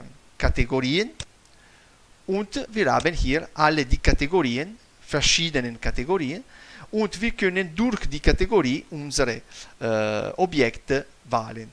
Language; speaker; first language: German; non-native, fluent; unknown